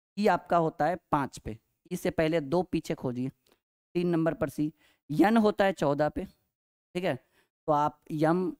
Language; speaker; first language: Hindi; native; Hindi